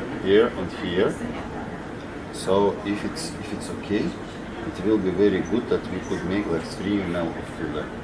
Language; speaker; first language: English; non-native, fluent; Russian